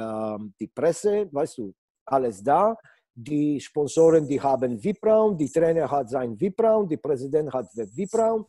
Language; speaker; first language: German; non-native, learner; Polish